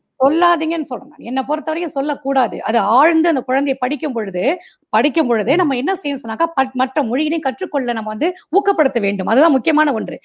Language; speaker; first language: Tamil; non-native, local second language; Marathi